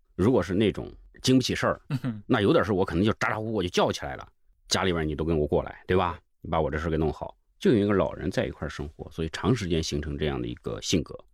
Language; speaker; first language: Chinese; native; Chinese